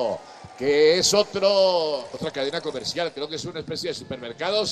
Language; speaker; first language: Spanish; native; Spanish